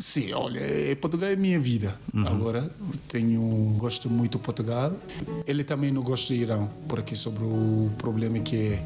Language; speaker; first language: Portuguese; non-native, learner; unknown